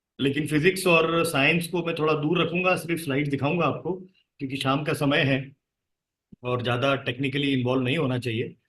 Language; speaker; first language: Hindi; native; Hindi